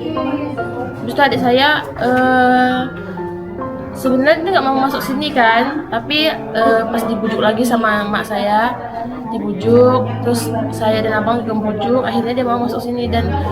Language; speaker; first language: Indonesian; native; Indonesian